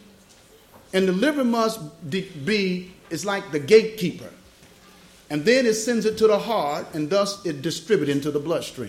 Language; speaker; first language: English; native; English